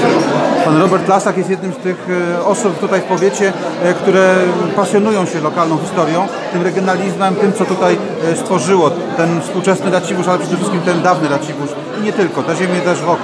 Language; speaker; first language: Polish; native; Polish